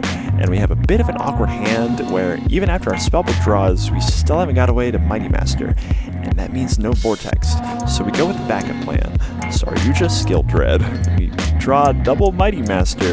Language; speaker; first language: English; native; English